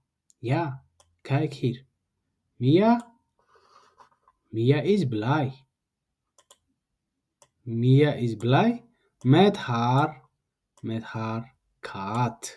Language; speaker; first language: Dutch; non-native, learner; Tigrinya